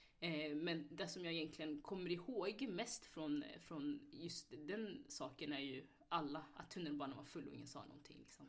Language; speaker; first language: Swedish; early bilingual, other home language; Somali